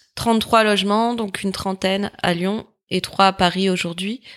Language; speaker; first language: French; native; French